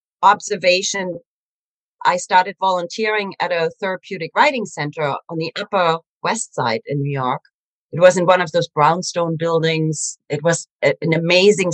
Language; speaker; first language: English; non-native, fluent; German